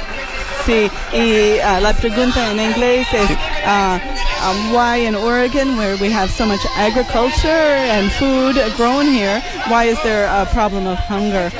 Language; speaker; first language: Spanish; non-native, learner; English